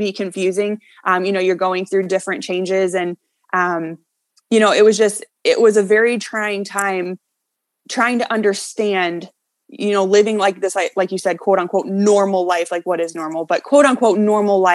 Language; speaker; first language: English; native; English